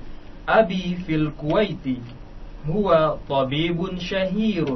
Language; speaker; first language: Arabic; non-native, learner; Indonesian